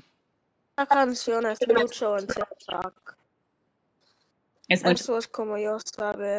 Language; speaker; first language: Spanish; non-native, learner; English